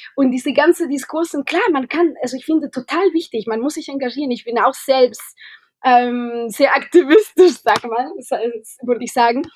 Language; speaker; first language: German; non-native, fluent; Spanish